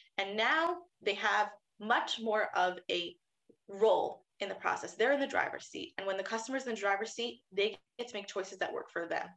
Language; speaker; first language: English; native; English